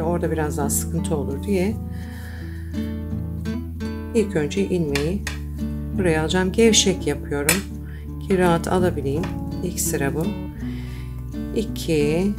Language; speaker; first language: Turkish; native; Turkish